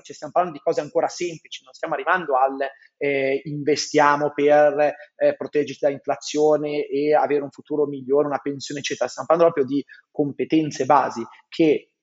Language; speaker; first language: Italian; native; Italian